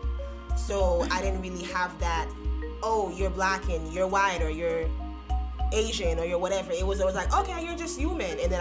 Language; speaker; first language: English; non-native, fluent; French